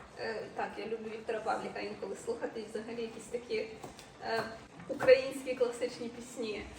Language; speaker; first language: Ukrainian; native; Ukrainian